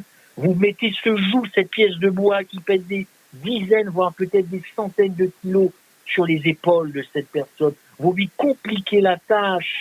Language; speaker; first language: French; native; French